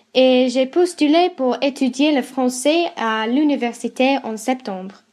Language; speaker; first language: French; non-native, fluent; English